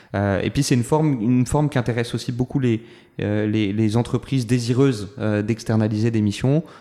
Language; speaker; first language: French; native; French